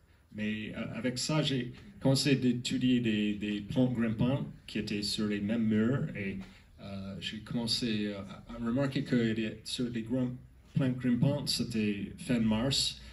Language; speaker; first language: French; non-native, learner; English